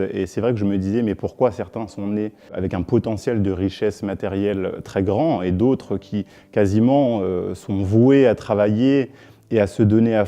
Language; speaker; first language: French; native; French